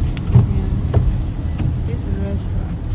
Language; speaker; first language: English; non-native, learner; Chinese